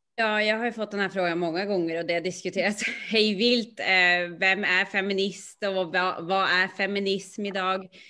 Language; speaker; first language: Swedish; native; Swedish